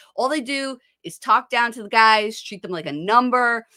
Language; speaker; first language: English; native; English